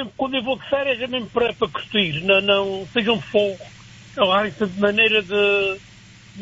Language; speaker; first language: Portuguese; native; Portuguese